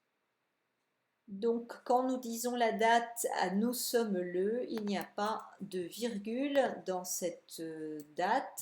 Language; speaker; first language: French; native; French